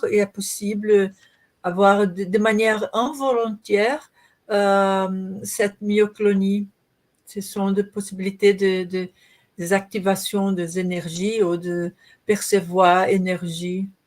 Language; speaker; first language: French; non-native, learner; Portuguese